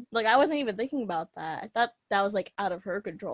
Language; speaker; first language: English; native; English